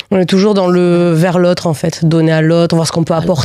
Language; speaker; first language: French; native; French